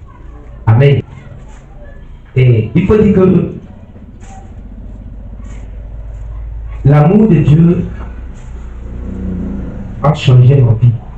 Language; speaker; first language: French; non-native, local second language; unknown